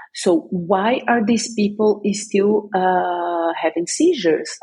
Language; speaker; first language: English; non-native, fluent; Portuguese